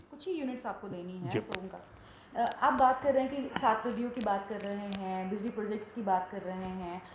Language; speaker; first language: Hindi; native; Hindi